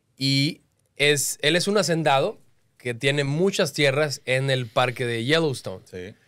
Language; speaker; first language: Spanish; native; Spanish